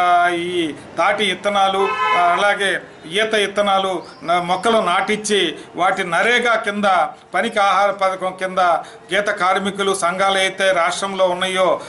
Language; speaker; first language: Telugu; native; Telugu